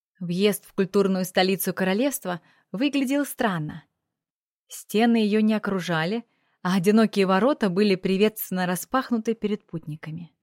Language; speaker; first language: Russian; native; Russian